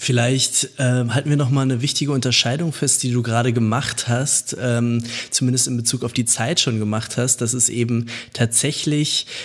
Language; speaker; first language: German; native; German